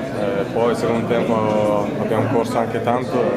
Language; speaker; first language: Italian; non-native, fluent; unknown